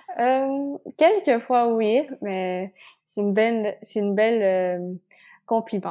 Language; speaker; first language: French; non-native, local second language; Spanish